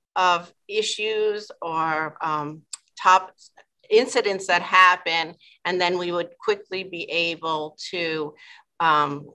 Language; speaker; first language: English; native; English